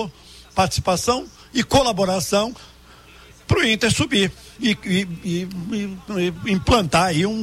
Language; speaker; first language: Portuguese; native; Portuguese